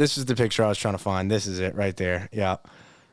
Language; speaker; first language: English; native; English